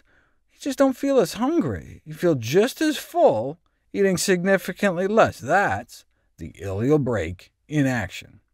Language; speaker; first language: English; native; English